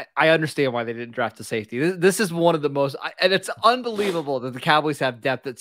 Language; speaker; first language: English; native; English